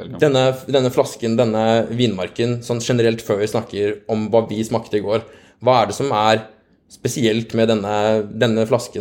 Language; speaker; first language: Norwegian; native; Norwegian